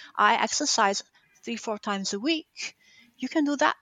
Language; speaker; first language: English; non-native, fluent; Italian